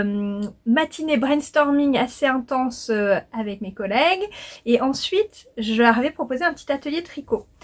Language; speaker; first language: French; native; French